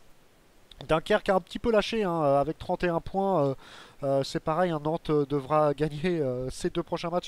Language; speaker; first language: French; native; French